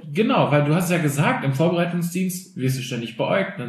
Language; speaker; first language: German; early bilingual, other home language; Albanian